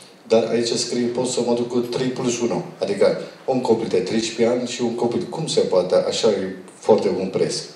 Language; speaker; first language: Romanian; non-native, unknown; Turkish